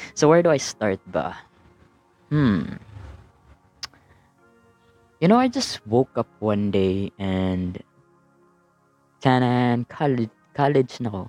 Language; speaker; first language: English; non-native, local second language; Cebuano